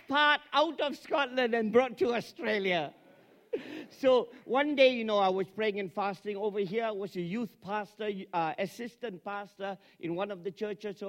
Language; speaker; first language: English; non-native, local second language; Tamil